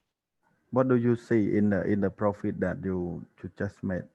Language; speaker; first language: English; non-native, learner; Khmer